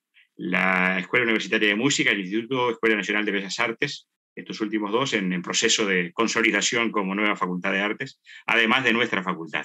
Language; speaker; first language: Spanish; native; Spanish